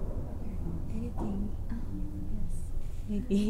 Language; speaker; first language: English; non-native, learner; Japanese